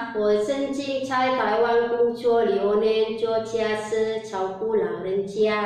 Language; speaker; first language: Chinese; non-native, learner; Indonesian